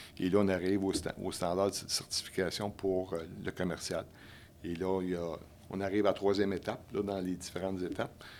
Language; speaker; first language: French; native; French